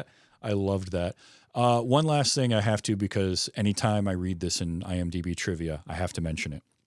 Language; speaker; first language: English; native; English